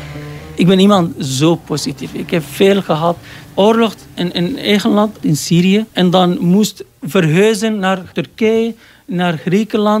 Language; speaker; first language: Dutch; non-native, learner; Arabic